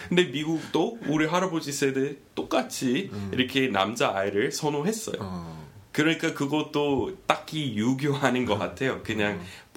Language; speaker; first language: Korean; non-native, fluent; English